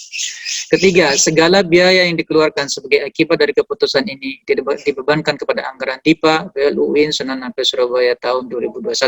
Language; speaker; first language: Malay; native; Malay